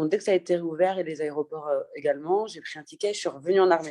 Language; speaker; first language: French; early bilingual, other home language; Persian